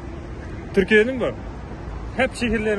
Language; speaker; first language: Turkish; non-native, fluent; Kazakh